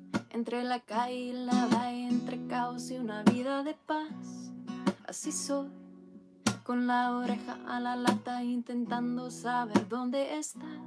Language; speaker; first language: Spanish; non-native, fluent; English